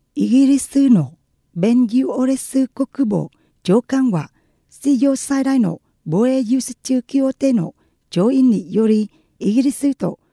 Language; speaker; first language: Japanese; non-native, fluent; Vietnamese